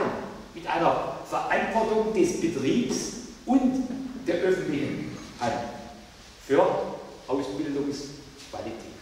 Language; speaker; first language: German; native; German